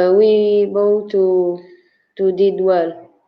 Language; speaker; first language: English; non-native, learner; Italian